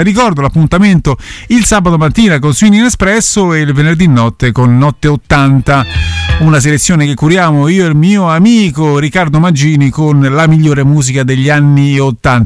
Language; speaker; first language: Italian; native; Italian